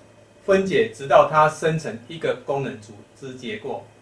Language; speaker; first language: Chinese; native; Chinese